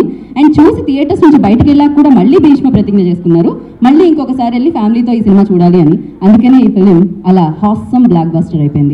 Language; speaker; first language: Telugu; native; Telugu